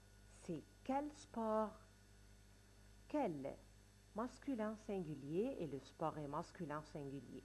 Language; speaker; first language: French; non-native, fluent; Arabic